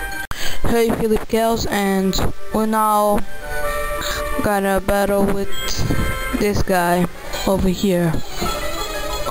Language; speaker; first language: English; non-native, learner; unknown